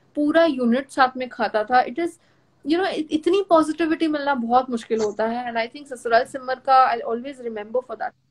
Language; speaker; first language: Hindi; non-native, local second language; Gujarati